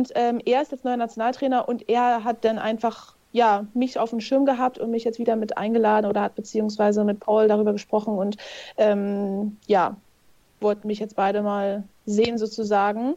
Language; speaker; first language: German; native; German